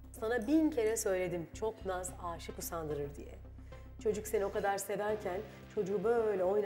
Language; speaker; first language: Turkish; native; Turkish